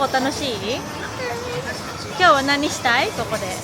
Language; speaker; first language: Japanese; non-native, fluent; Filipino